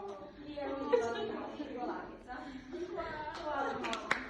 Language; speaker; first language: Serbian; early bilingual, heritage; Serbian